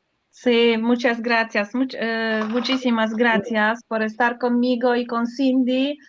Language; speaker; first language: Spanish; non-native, learner; Polish